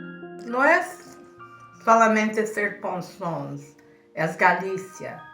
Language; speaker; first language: Spanish; early bilingual, heritage; Spanish